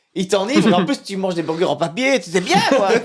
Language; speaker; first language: French; native; French